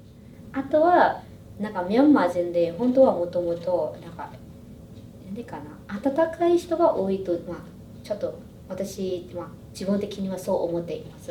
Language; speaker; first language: Japanese; non-native, fluent; Burmese